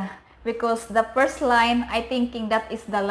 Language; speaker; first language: English; non-native, learner; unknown